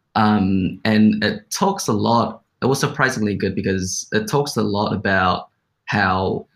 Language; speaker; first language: English; native; English